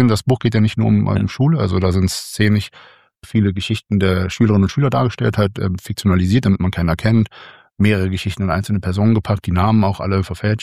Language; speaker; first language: German; native; German